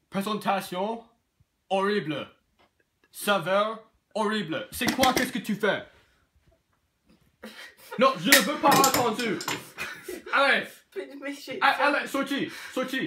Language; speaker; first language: French; non-native, learner; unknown